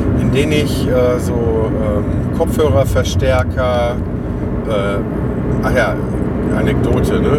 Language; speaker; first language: German; native; German